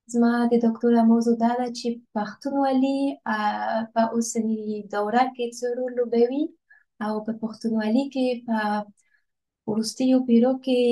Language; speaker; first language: Pashto; non-native, fluent; French